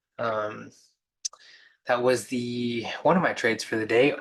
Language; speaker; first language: English; native; English